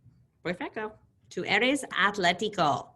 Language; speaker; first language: Spanish; non-native, fluent; English